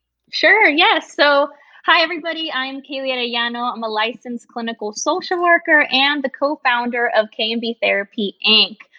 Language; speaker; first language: English; early bilingual, other home language; Spanish